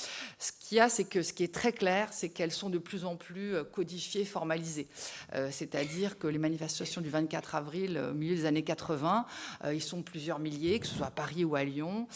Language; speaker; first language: French; native; French